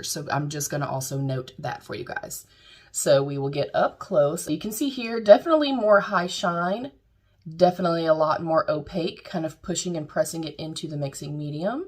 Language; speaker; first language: English; native; English